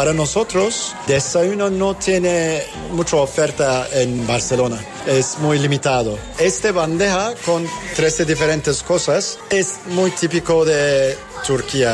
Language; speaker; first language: Spanish; non-native, learner; Turkish